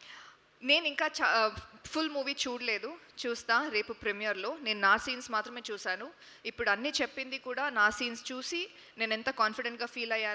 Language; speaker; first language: Telugu; non-native, fluent; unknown